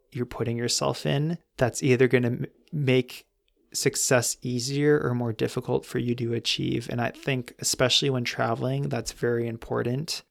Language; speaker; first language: English; native; English